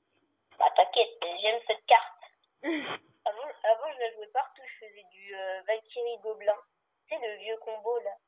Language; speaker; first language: French; native; French